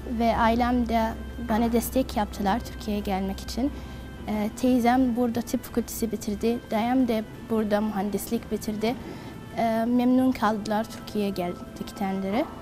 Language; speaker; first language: Turkish; non-native, fluent; Somali